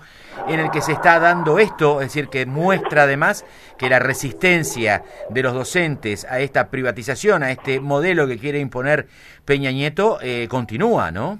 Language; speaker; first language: Spanish; native; Spanish